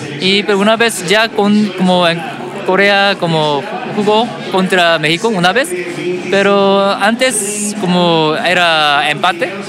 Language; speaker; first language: Spanish; non-native, learner; Korean